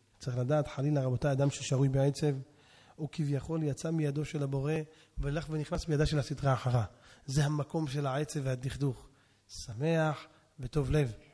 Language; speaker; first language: Hebrew; native; Hebrew